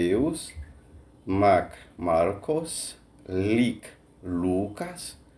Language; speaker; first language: Portuguese; non-native, fluent; Haitian Creole